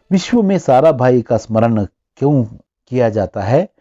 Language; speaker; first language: Hindi; non-native, local second language; Kannada